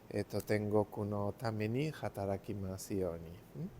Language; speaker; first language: Japanese; non-native, learner; Spanish